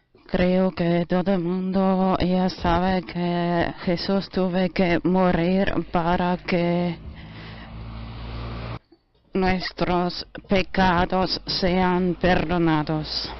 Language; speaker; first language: Spanish; non-native, fluent; German